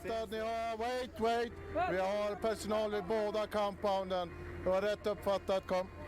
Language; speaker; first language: Swedish; native; Swedish